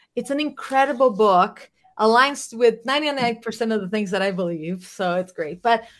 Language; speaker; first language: English; non-native, fluent; Portuguese